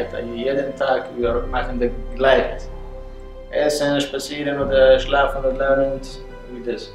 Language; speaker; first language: German; non-native, learner; Persian